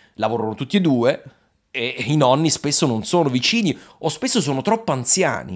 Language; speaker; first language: Italian; native; Italian